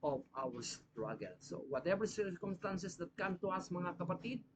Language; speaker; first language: English; non-native, local second language; Filipino